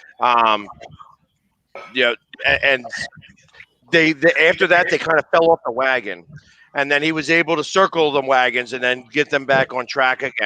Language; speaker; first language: English; native; English